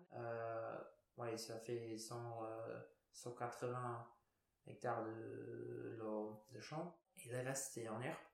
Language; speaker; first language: French; non-native, local second language; Luxembourgish